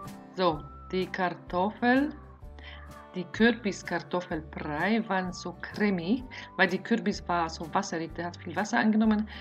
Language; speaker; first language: German; non-native, fluent; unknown